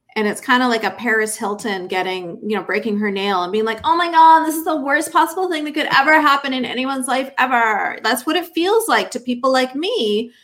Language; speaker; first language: English; native; English